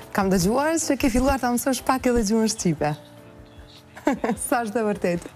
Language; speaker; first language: Albanian; native; Albanian